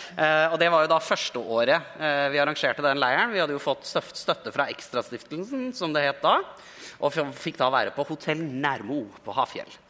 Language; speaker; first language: Norwegian; native; Norwegian